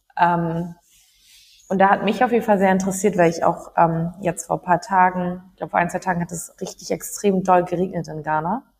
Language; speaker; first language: German; native; German